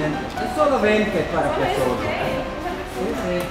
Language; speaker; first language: Italian; non-native, learner; Spanish